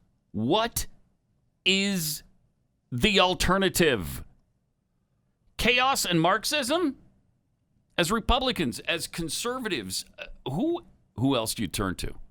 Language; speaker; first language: English; native; English